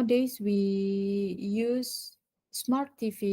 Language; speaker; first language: English; non-native, learner; Indonesian